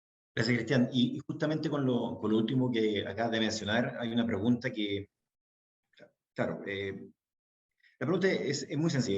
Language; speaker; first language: Spanish; native; Spanish